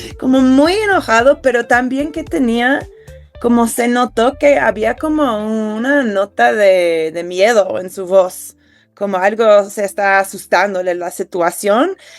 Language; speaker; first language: Spanish; non-native, fluent; English